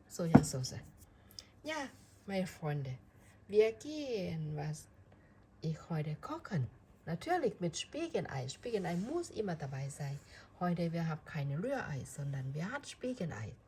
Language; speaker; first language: German; non-native, learner; Thai